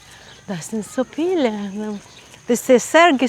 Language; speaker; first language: German; non-native, fluent; Filipino